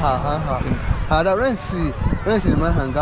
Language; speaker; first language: Chinese; non-native, fluent; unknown